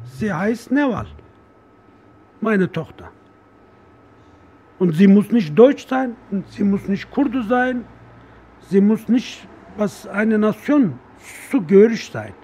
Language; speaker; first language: German; non-native, learner; Kurdish